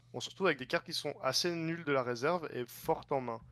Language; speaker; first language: French; native; French